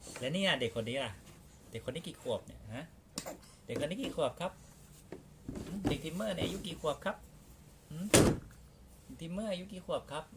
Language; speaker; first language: Thai; native; Thai